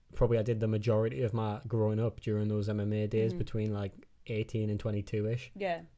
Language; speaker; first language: English; native; English